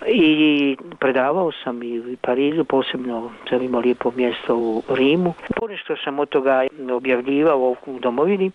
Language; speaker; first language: Croatian; native; Croatian